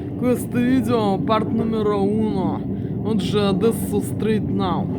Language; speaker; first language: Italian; non-native, learner; Russian